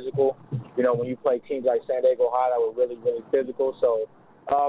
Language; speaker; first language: English; early bilingual, other home language; Lingala